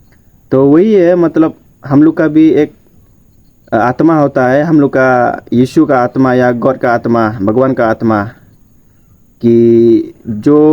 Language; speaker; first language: Hindi; non-native, local second language; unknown